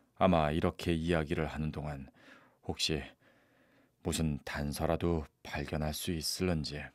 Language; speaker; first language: Korean; native; Korean